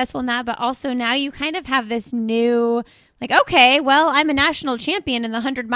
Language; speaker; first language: English; native; English